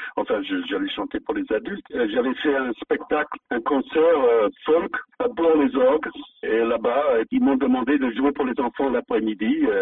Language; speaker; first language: French; non-native, fluent; English